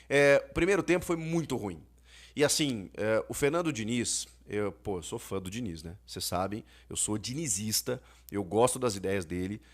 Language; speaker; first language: Portuguese; native; Portuguese